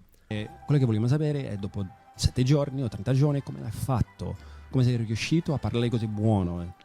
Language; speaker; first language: Italian; non-native, fluent; English